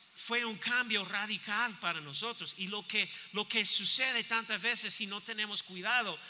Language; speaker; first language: Spanish; non-native, fluent; English